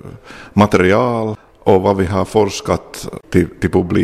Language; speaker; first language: Swedish; non-native, local second language; Finnish